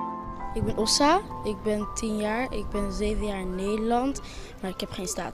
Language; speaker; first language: Dutch; early bilingual, other home language; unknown